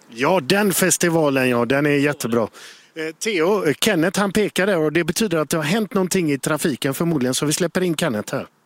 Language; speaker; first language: Swedish; native; Swedish